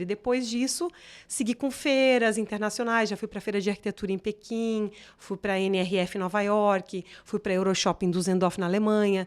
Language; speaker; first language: Portuguese; native; Portuguese